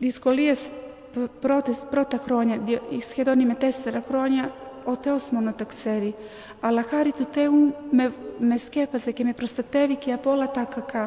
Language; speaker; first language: Greek; non-native, fluent; Serbian